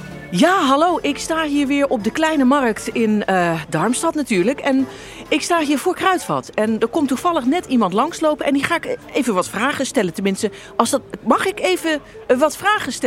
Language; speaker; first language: Dutch; native; Dutch